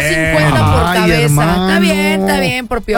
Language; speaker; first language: Spanish; native; Spanish